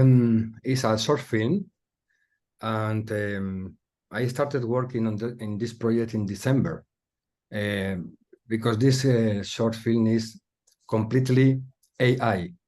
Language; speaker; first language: English; non-native, learner; Spanish